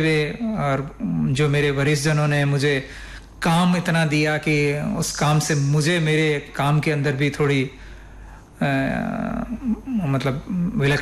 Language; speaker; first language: Hindi; non-native, local second language; Rajasthani